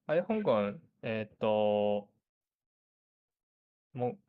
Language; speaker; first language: Chinese; non-native, learner; Japanese